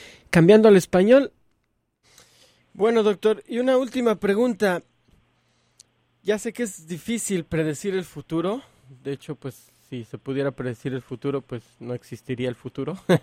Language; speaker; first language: Spanish; native; Spanish